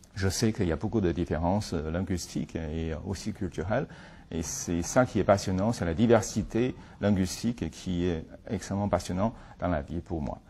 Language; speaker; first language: French; non-native, fluent; Chinese